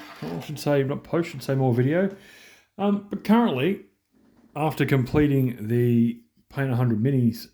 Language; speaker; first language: English; native; English